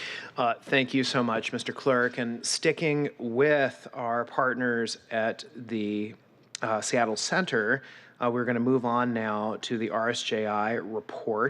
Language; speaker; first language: English; native; English